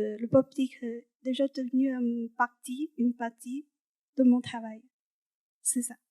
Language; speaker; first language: French; non-native, learner; Chinese